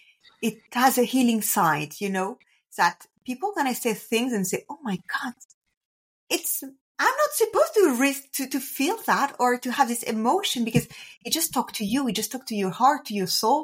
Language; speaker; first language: English; non-native, fluent; French